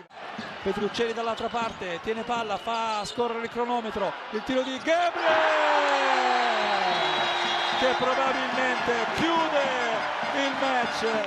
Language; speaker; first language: Italian; native; Italian